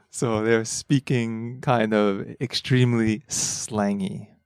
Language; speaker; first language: English; native; English